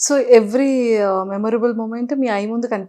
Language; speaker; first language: Telugu; native; Telugu